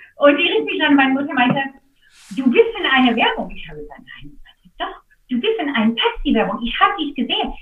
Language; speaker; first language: German; non-native, fluent; English